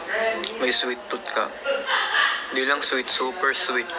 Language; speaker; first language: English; non-native, local second language; Filipino